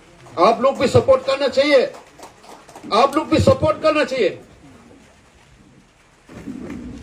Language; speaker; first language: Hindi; non-native, local second language; Khasi